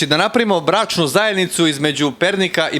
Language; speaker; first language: Bosnian; native; Bosnian